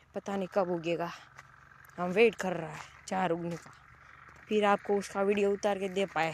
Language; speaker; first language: Hindi; non-native, local second language; Gujarati